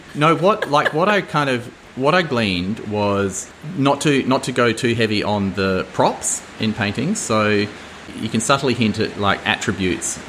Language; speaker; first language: English; native; English